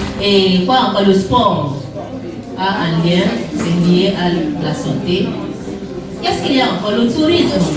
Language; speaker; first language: French; non-native, learner; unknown